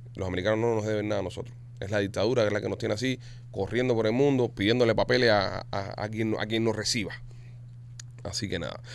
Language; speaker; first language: Spanish; native; Spanish